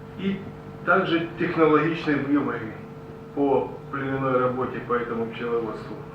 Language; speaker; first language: Russian; native; Russian